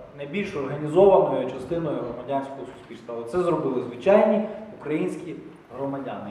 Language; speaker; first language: Ukrainian; native; Ukrainian